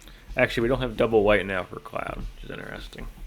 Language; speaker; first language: English; native; English